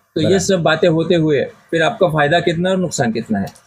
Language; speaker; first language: Hindi; non-native, local second language; Marathi